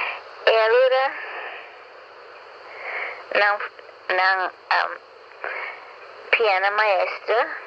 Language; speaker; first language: Italian; early bilingual, heritage; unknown